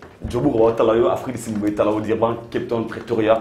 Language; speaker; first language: French; non-native, local second language; Lingala